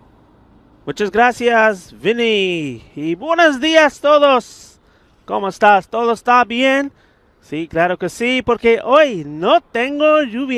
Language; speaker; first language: Spanish; non-native, learner; Punjabi